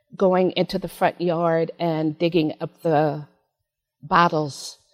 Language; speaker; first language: English; native; English